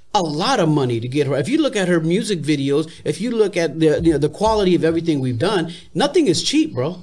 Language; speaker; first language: English; native; English